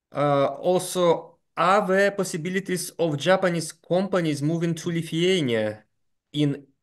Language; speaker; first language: English; non-native, fluent; Lithuanian